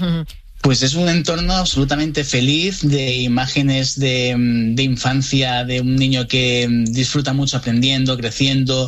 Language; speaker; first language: Spanish; native; Spanish